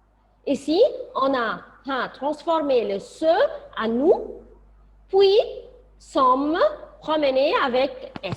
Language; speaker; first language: French; non-native, fluent; Arabic